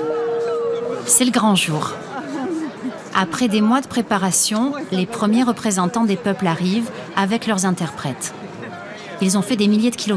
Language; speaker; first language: French; native; French